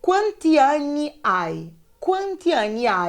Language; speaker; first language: Italian; non-native, fluent; Portuguese